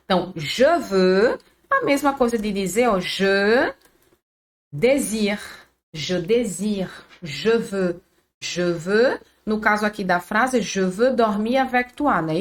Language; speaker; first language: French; non-native, fluent; Portuguese